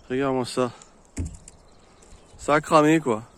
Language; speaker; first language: French; native; French